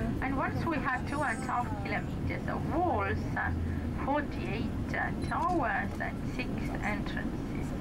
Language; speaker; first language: English; non-native, fluent; Estonian